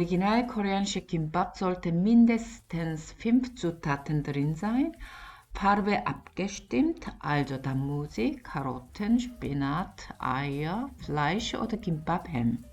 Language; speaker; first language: German; non-native, fluent; Korean